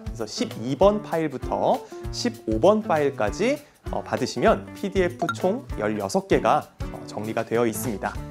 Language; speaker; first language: Korean; native; Korean